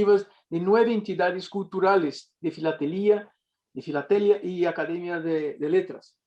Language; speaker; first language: Spanish; non-native, fluent; Portuguese